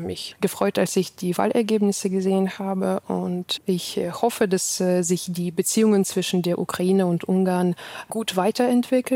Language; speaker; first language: German; non-native, fluent; Ukrainian